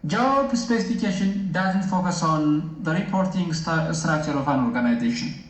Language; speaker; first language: English; non-native, local second language; Amharic